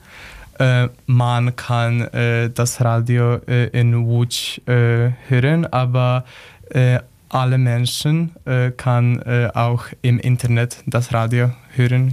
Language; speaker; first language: German; non-native, learner; Polish